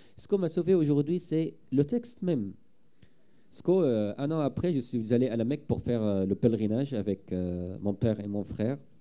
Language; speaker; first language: French; non-native, fluent; Arabic